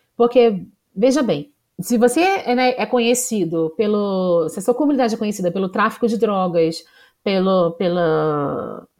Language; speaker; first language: Portuguese; native; Portuguese